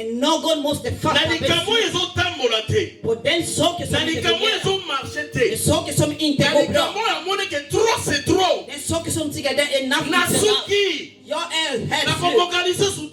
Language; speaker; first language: Swedish; non-native, learner; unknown